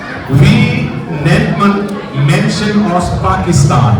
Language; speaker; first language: German; non-native, fluent; Urdu